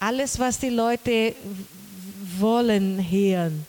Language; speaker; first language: German; non-native, learner; Portuguese